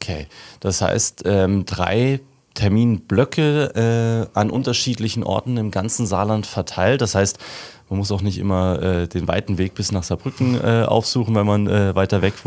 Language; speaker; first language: German; native; German